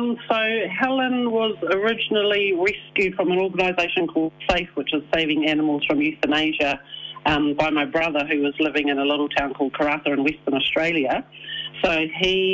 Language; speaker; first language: English; native; English